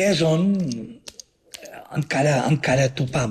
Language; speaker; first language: Catalan; native; Catalan